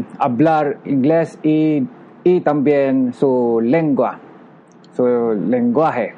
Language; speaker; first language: Spanish; non-native, learner; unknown